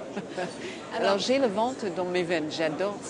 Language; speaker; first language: French; non-native, fluent; English